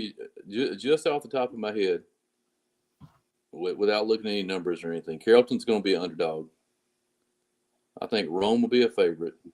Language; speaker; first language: English; native; English